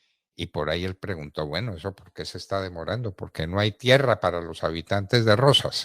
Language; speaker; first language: Spanish; native; Spanish